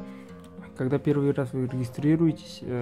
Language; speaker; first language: Russian; non-native, local second language; Kazakh